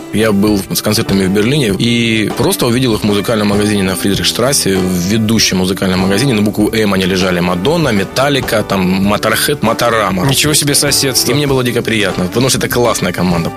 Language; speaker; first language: Russian; native; Russian